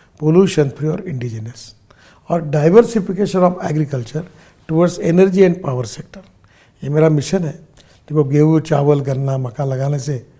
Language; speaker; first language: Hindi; non-native, local second language; Marathi